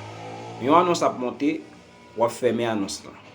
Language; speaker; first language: French; non-native, learner; Haitian Creole